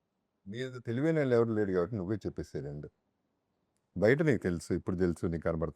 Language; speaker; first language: Telugu; native; Telugu